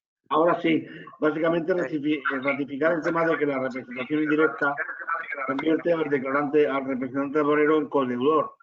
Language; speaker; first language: Spanish; native; Spanish